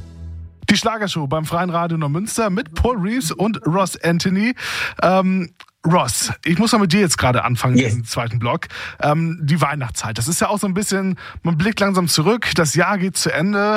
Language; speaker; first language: German; native; German